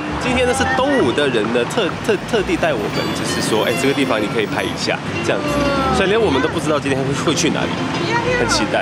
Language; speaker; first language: Chinese; native; Chinese